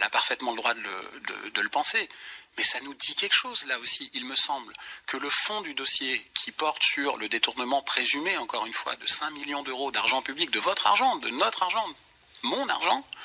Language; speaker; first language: French; native; French